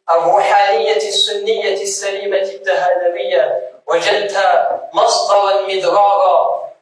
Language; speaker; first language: Arabic; non-native, fluent; French